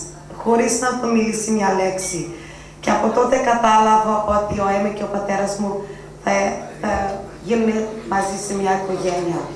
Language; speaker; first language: Greek; early bilingual, heritage; Greek